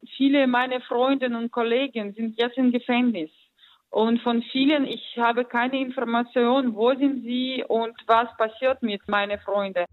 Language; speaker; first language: German; non-native, fluent; Russian